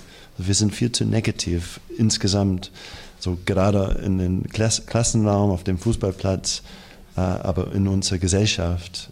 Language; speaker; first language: German; non-native, fluent; English